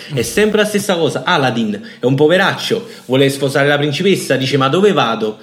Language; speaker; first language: Italian; native; Italian